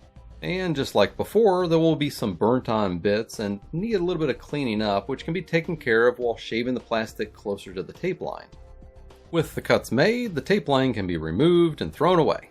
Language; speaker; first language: English; native; English